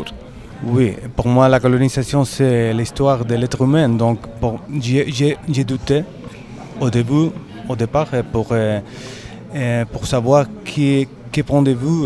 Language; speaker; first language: French; non-native, learner; Spanish